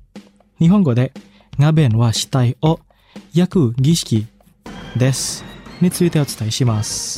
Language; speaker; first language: Japanese; non-native, fluent; Indonesian